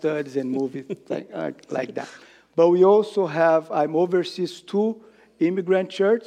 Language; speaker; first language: English; non-native, fluent; Portuguese